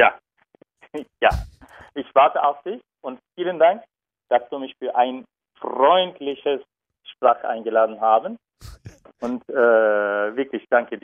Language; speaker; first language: German; non-native, learner; Turkish